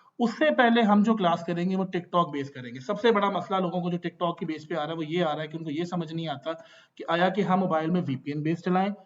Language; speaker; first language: Urdu; non-native, local second language; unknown